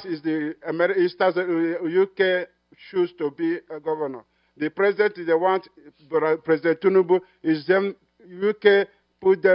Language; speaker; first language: English; non-native, local second language; Igbo